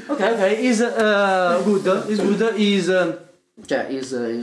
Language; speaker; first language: English; non-native, learner; Italian